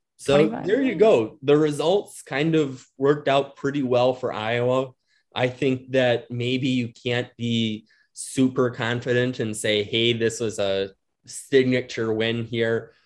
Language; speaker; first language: English; native; English